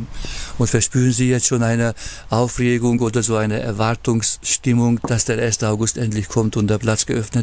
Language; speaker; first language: German; native; German